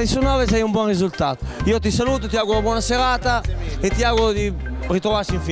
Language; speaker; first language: Italian; native; Italian